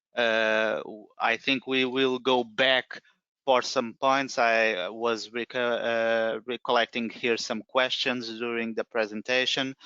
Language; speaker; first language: English; non-native, fluent; Portuguese